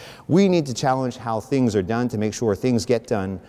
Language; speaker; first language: English; native; English